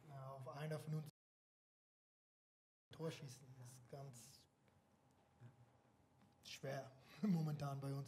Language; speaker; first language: German; non-native, fluent; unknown